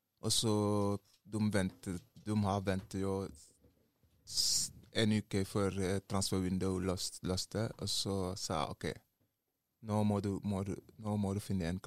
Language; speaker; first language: Norwegian; non-native, learner; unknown